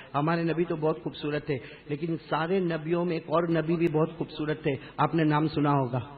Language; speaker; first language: Urdu; native; Urdu